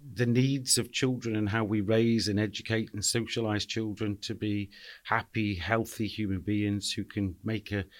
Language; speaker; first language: English; native; English